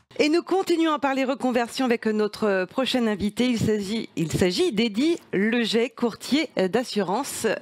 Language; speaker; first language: French; native; French